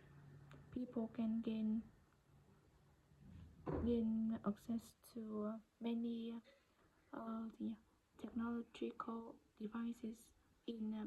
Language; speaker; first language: English; non-native, learner; Vietnamese